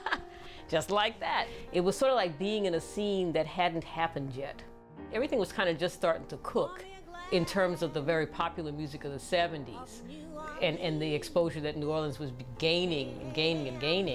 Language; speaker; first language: English; native; English